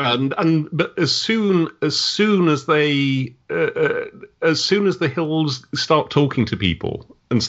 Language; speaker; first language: English; native; English